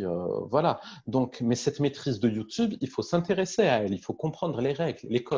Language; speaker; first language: French; native; French